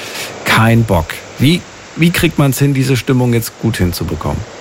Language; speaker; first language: German; native; German